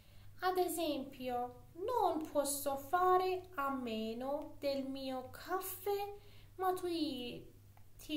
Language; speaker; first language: Italian; non-native, fluent; Persian